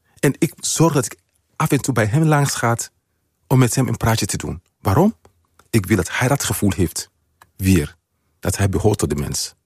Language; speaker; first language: Dutch; non-native, fluent; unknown